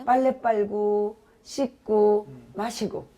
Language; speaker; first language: Korean; native; Korean